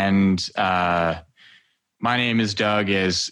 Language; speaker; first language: English; native; English